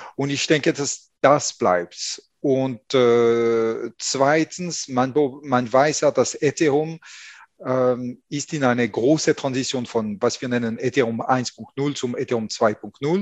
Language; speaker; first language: German; non-native, fluent; French